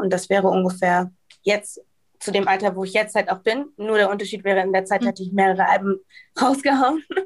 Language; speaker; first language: German; early bilingual, heritage; German